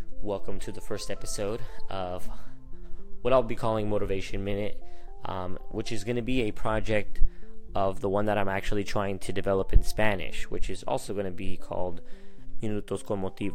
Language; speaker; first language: English; early bilingual, other home language; Spanish